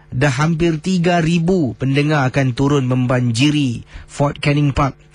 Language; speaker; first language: Malay; native; Malay